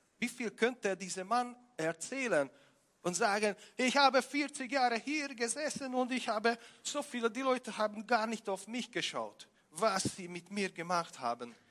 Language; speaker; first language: German; non-native, fluent; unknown